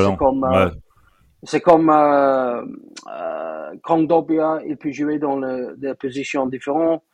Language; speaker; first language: French; non-native, fluent; English